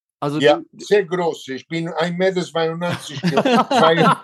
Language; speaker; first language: German; non-native, learner; Italian